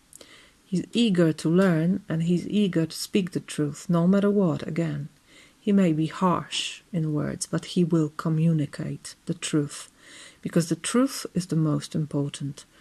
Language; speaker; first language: English; non-native, fluent; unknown